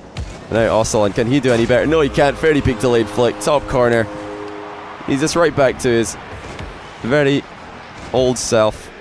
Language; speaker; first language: English; native; English